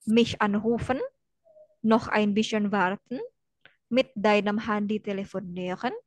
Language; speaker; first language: German; non-native, fluent; Indonesian